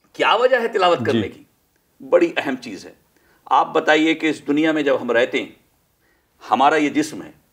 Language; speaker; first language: Urdu; native; Urdu